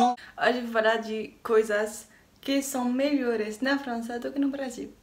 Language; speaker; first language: Portuguese; non-native, learner; French